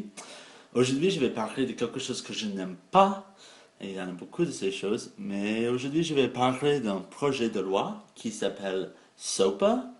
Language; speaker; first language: French; non-native, fluent; English